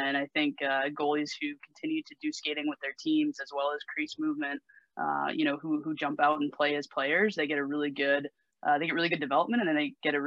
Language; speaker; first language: English; native; English